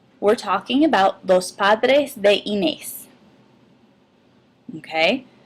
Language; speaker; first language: Spanish; non-native, fluent; English